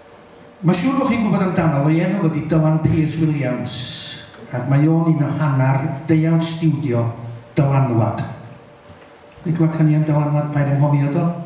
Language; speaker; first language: Welsh; native; Welsh